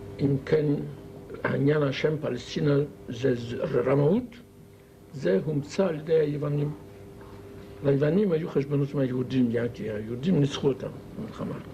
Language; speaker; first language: Hebrew; non-native, fluent; Yiddish